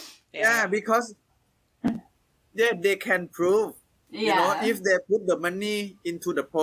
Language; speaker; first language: English; non-native, learner; Thai